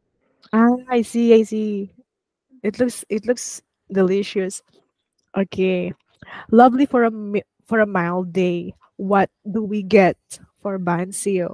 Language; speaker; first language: English; non-native, fluent; Vietnamese